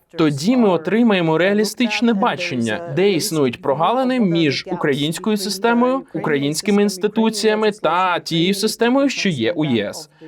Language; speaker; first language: Ukrainian; native; Ukrainian